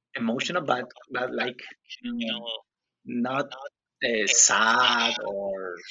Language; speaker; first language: English; non-native, learner; Spanish